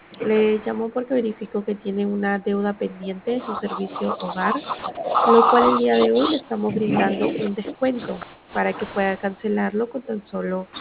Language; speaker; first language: Spanish; native; Spanish